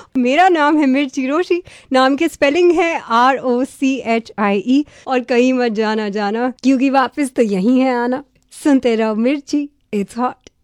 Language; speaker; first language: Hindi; early bilingual, heritage; Hindi